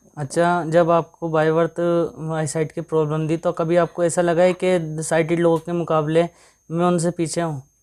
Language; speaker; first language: Hindi; native; Hindi